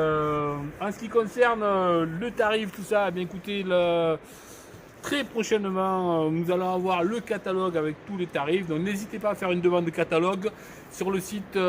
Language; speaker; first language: French; native; French